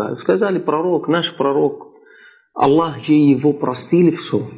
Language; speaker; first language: Russian; non-native, fluent; Arabic